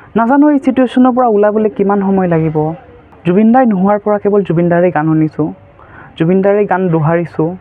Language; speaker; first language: Assamese; native; Assamese